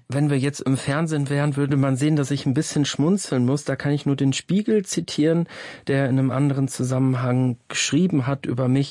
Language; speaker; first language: German; native; German